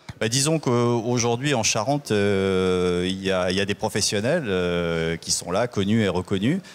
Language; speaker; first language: French; native; French